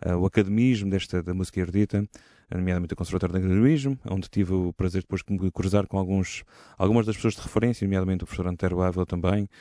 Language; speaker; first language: Portuguese; native; Portuguese